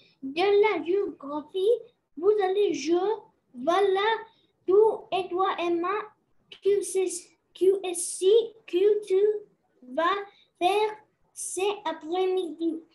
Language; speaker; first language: French; non-native, learner; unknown